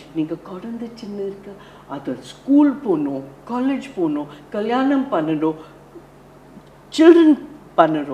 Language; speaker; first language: Tamil; non-native, learner; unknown